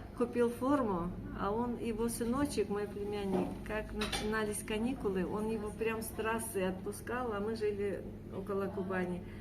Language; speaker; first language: Russian; native; Russian